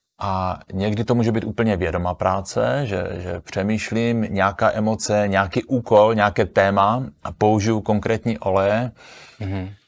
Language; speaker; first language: Czech; native; Czech